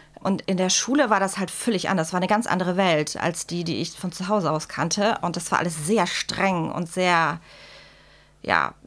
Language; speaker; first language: German; early bilingual, other home language; Czech